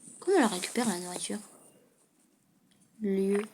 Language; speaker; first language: French; native; French